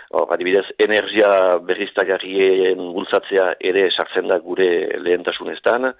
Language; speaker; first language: Basque; native; Basque